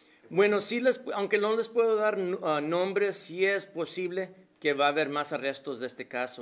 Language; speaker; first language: Spanish; early bilingual, other home language; English